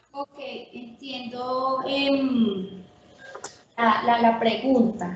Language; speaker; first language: Spanish; native; Spanish